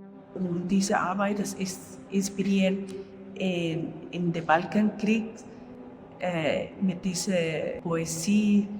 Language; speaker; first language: German; non-native, learner; Spanish